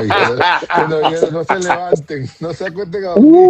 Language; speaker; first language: Spanish; native; Spanish